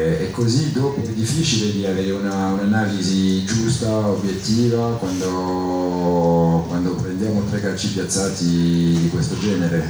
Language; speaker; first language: Italian; non-native, fluent; French